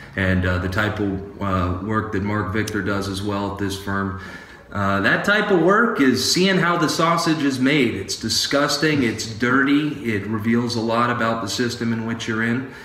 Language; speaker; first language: English; native; English